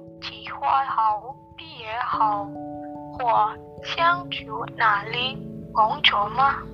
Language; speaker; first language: Chinese; non-native, learner; Indonesian